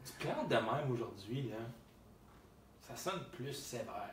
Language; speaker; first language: French; native; French